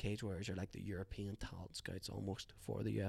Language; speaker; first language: English; native; English